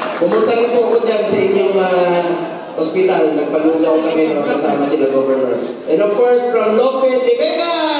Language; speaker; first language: Filipino; non-native, local second language; Cebuano